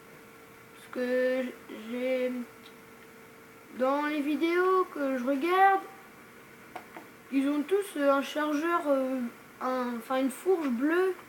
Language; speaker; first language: French; native; French